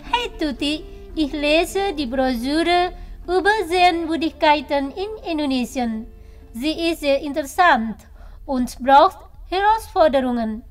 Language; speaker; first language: German; non-native, fluent; Indonesian